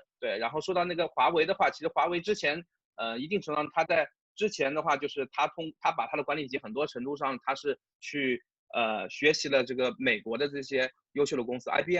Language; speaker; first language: Chinese; native; Chinese